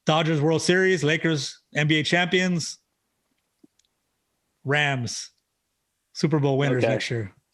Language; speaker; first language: English; native; English